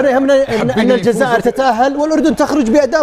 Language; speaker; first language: Arabic; native; Arabic